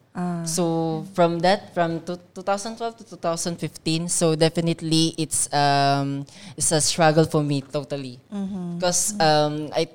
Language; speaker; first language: English; non-native, local second language; Filipino